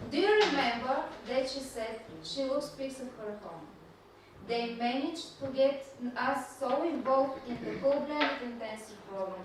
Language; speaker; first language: English; non-native, fluent; Bulgarian